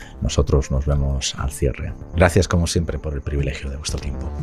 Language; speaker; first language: Spanish; native; Spanish